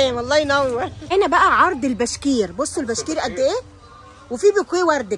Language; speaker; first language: Arabic; native; Arabic